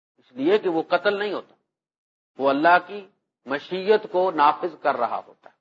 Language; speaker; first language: Urdu; non-native, local second language; Punjabi